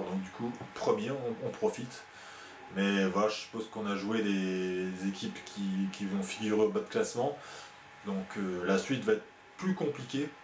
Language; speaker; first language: French; native; French